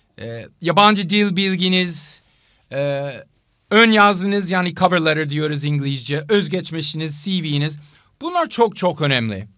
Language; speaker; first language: Turkish; non-native, fluent; English